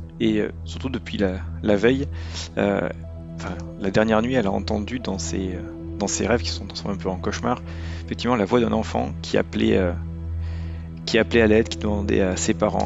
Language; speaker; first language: French; native; French